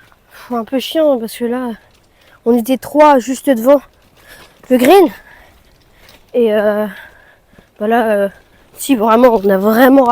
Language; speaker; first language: French; native; French